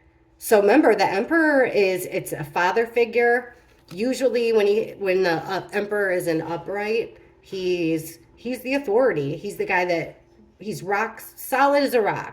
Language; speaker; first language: English; native; English